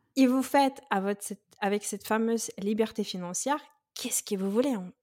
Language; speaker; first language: French; non-native, fluent; Russian